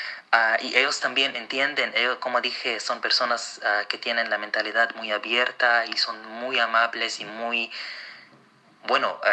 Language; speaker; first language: Spanish; non-native, fluent; Arabic